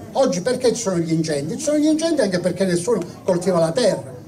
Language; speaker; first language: Italian; native; Italian